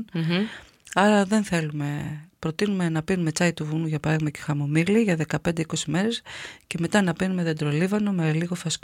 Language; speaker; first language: Greek; native; Greek